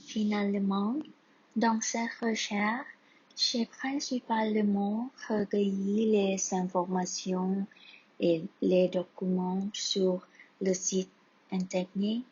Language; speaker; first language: French; non-native, learner; Thai